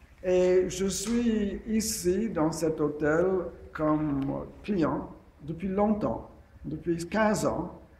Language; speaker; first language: French; non-native, fluent; English